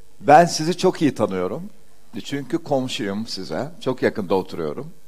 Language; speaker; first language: Turkish; early bilingual, heritage; Turkish